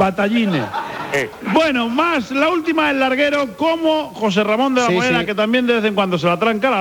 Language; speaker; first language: Spanish; native; Spanish